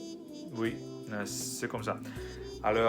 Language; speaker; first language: French; non-native, learner; Russian